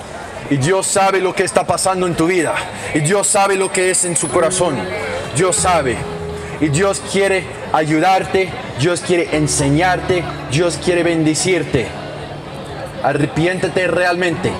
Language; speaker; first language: Spanish; non-native, learner; English